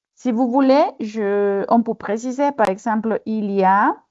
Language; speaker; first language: French; non-native, fluent; Spanish